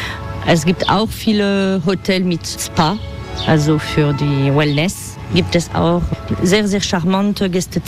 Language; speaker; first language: German; non-native, fluent; French